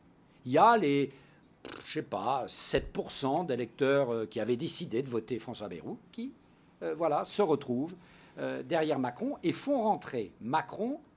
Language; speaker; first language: French; native; French